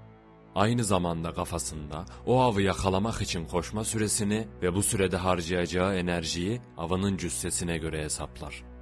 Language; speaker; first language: Turkish; native; Turkish